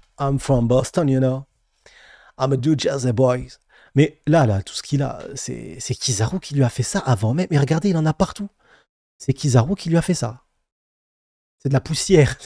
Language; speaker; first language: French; native; French